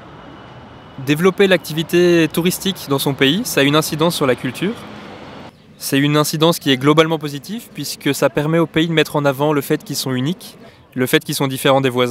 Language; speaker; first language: French; native; French